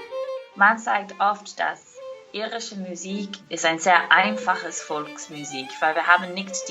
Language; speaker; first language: German; non-native, fluent; Irish